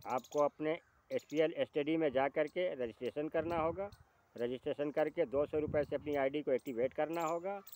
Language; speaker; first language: Hindi; native; Hindi